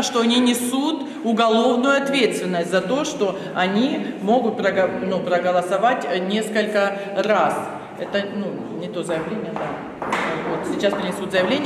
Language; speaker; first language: Russian; native; Russian